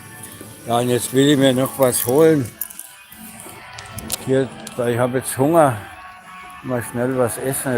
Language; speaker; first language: German; native; German